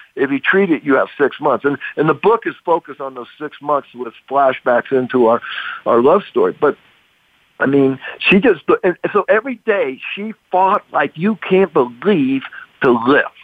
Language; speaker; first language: English; native; English